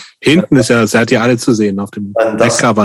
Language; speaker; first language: German; native; German